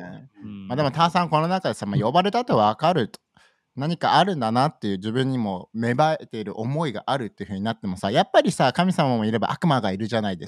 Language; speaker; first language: Japanese; native; Japanese